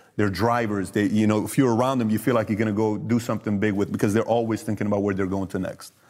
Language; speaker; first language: English; early bilingual, other home language; Persian